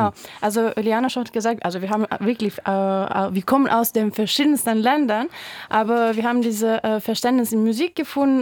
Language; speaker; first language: German; non-native, fluent; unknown